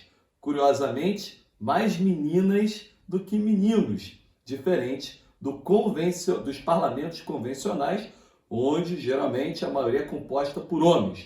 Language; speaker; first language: Portuguese; native; Portuguese